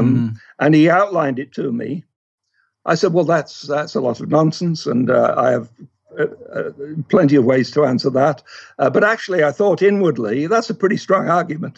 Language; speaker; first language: English; native; English